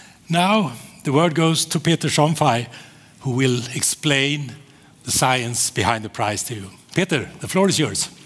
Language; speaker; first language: English; non-native, fluent; Swedish